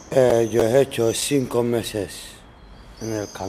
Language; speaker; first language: Spanish; non-native, learner; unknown